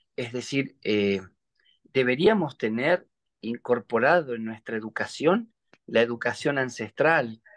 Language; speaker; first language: Spanish; native; Spanish